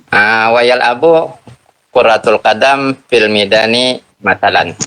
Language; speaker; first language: Arabic; non-native, learner; Indonesian